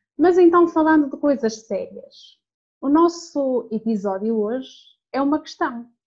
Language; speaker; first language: Portuguese; native; Portuguese